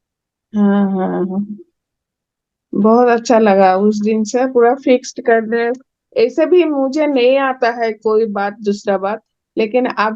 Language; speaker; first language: Hindi; non-native, local second language; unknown